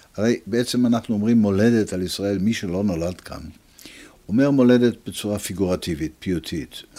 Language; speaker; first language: Hebrew; early bilingual, other home language; Italian